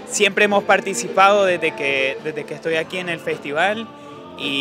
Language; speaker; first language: Spanish; native; Spanish